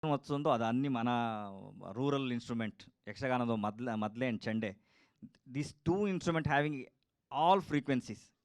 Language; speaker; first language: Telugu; non-native, learner; Kannada